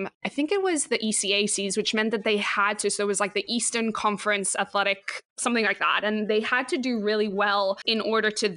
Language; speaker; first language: English; native; English